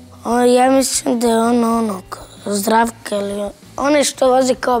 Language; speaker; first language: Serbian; non-native, local second language; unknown